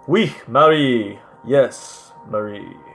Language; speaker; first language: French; non-native, learner; English